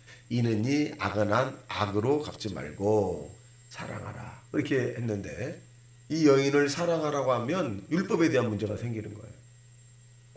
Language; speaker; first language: Korean; native; Korean